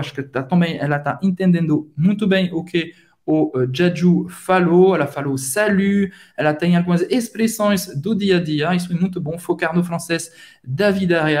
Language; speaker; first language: Portuguese; non-native, fluent; French